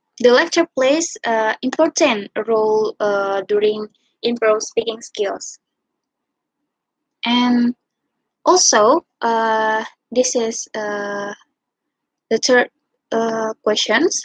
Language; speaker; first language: English; non-native, learner; Indonesian